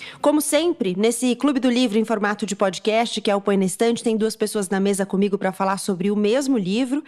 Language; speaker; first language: Portuguese; native; Portuguese